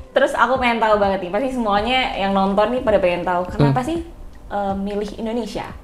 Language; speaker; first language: Indonesian; native; Indonesian